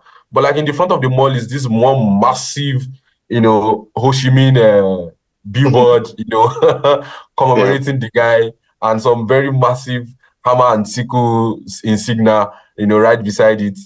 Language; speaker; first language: English; non-native, local second language; Yoruba